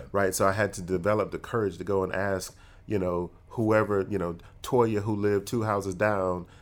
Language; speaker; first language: English; native; English